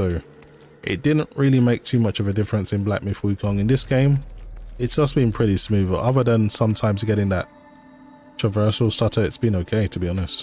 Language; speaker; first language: English; native; English